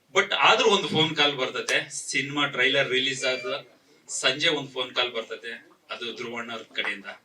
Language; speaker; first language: Kannada; native; Kannada